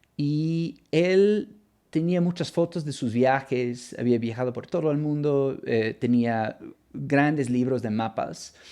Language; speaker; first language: Spanish; non-native, fluent; English